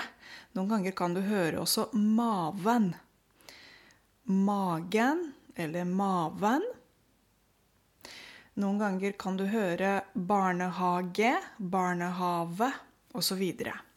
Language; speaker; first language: Norwegian; non-native, fluent; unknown